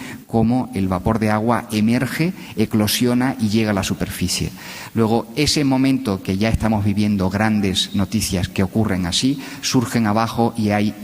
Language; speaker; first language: Spanish; native; Spanish